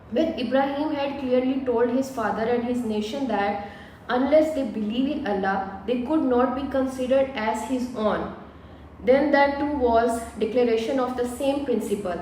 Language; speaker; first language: English; non-native, local second language; Urdu